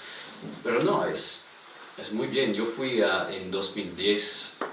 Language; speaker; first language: Spanish; non-native, fluent; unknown